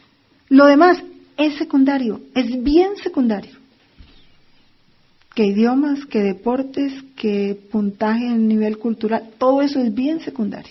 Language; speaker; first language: Spanish; native; Spanish